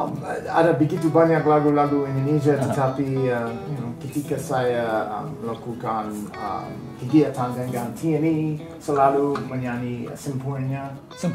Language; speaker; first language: Indonesian; non-native, learner; English